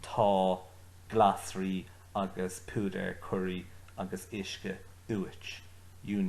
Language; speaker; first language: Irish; non-native, local second language; English